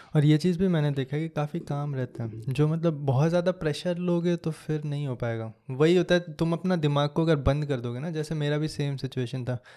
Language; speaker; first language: Hindi; native; Hindi